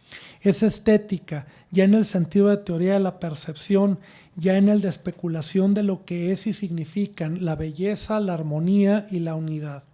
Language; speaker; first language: Spanish; native; Spanish